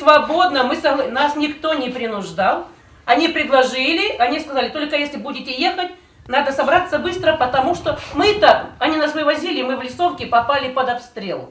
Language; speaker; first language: Russian; native; Russian